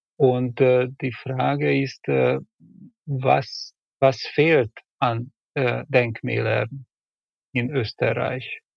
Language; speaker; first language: German; non-native, fluent; Hungarian